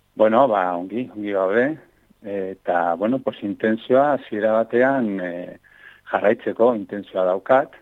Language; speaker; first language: Basque; non-native, local second language; Spanish